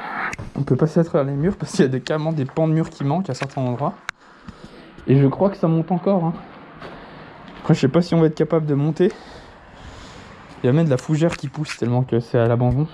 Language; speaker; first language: French; native; French